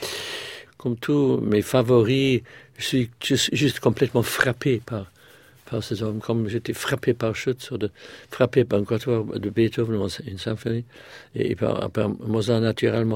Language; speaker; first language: French; non-native, fluent; English